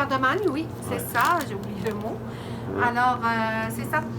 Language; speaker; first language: French; non-native, learner; Arabic